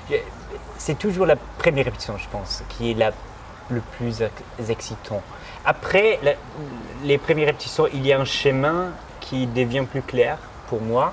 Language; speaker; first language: French; non-native, fluent; German